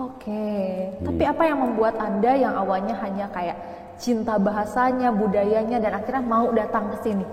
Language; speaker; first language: Indonesian; native; Indonesian